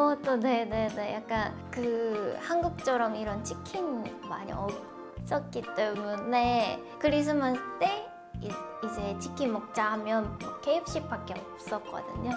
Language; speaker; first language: Korean; non-native, fluent; Japanese